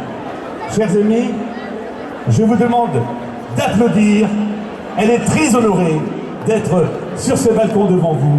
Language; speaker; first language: French; native; French